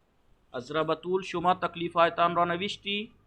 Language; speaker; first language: Persian; non-native, fluent; Urdu